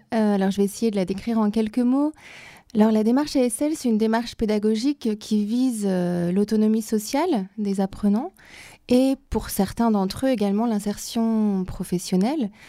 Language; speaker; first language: French; native; French